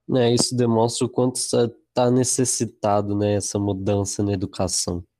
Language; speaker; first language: Portuguese; native; Portuguese